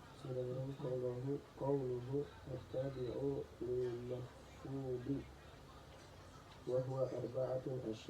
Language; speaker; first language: Arabic; non-native, learner; Indonesian